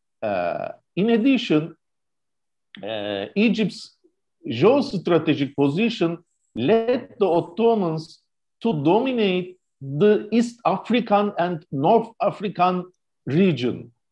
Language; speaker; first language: English; non-native, fluent; Turkish